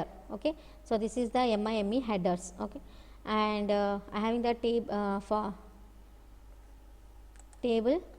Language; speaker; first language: English; non-native, local second language; Telugu